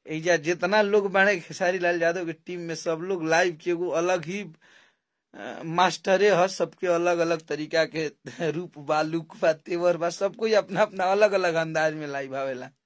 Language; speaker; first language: Hindi; native; Hindi